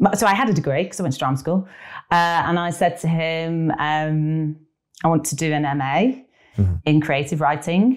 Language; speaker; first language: English; native; English